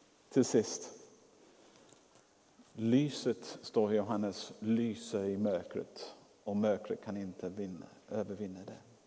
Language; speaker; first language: Swedish; non-native, fluent; English